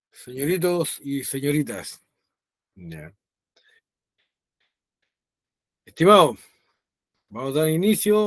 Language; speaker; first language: Spanish; native; Spanish